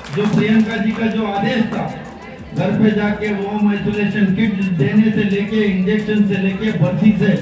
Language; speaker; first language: Hindi; non-native, local second language; Kannada